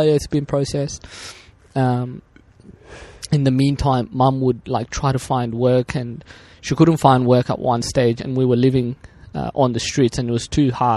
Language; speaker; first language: English; early bilingual, other home language; Arabic